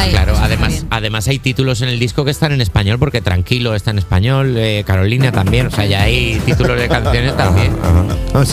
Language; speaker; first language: Spanish; native; Spanish